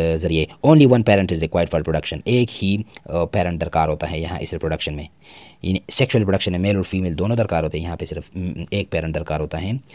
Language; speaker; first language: Urdu; non-native, local second language; Pashto